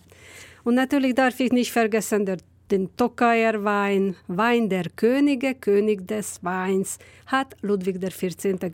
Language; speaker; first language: German; non-native, fluent; Hungarian